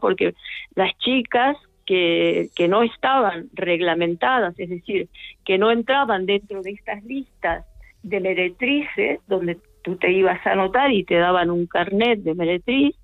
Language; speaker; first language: Spanish; native; Spanish